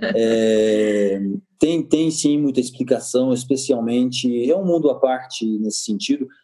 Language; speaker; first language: Portuguese; non-native, fluent; French